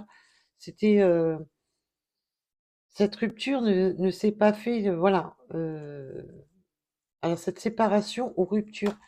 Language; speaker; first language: French; native; French